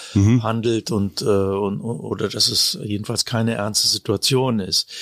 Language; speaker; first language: German; native; German